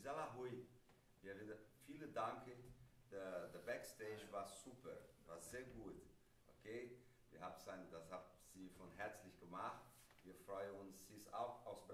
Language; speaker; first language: German; non-native, learner; Portuguese